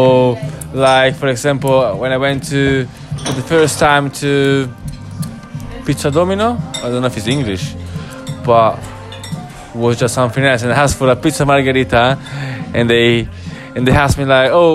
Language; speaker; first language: English; non-native, learner; Italian